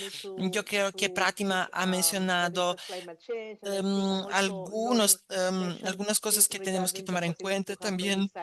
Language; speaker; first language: Spanish; non-native, fluent; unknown